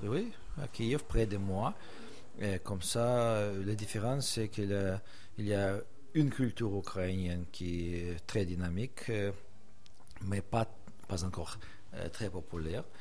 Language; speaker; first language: French; non-native, fluent; Russian